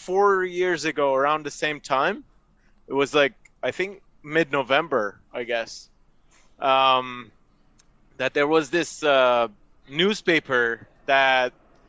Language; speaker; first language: English; non-native, fluent; Persian